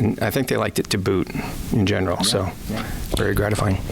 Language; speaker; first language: English; native; English